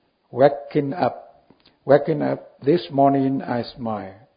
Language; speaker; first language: English; non-native, learner; Vietnamese